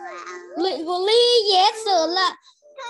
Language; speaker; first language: Chinese; non-native, learner; Vietnamese